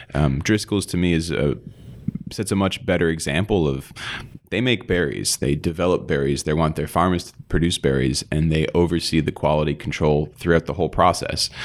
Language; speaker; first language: English; native; English